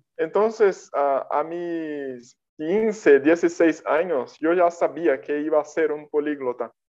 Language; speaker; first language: Spanish; non-native, fluent; Portuguese